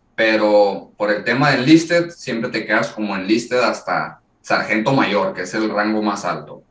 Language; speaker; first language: Spanish; native; Spanish